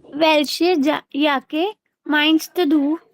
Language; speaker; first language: German; non-native, learner; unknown